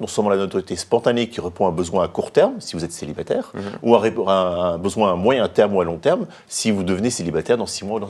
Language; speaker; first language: French; native; French